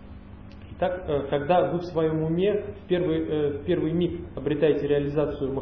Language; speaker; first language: Russian; native; Russian